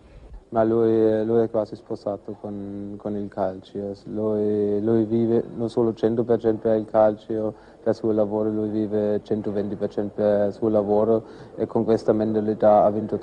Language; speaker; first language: Italian; non-native, fluent; German